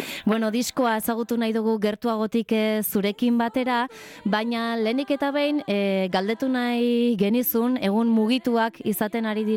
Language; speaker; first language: Basque; native; Basque